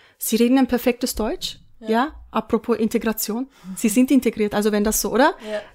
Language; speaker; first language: German; early bilingual, other home language; Turkish